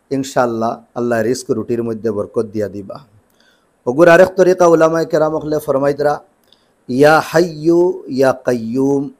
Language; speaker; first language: Bangla; native; Bangla